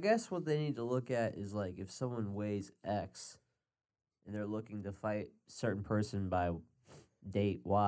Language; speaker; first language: English; native; English